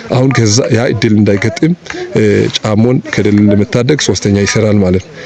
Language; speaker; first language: Amharic; non-native, local second language; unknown